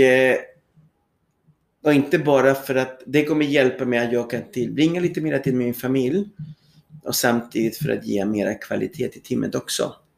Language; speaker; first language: Swedish; non-native, fluent; Spanish